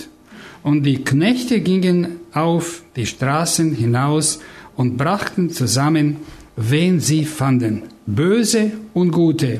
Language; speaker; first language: German; non-native, fluent; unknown